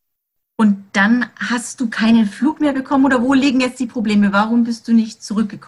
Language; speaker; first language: German; native; German